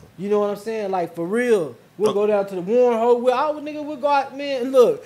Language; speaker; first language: English; native; English